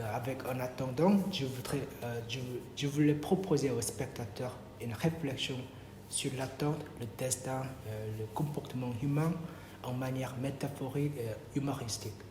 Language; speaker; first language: French; non-native, fluent; Korean